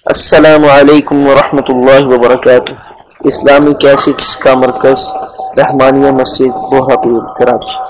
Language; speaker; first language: Urdu; non-native, local second language; Punjabi